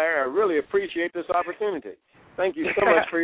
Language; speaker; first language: English; native; English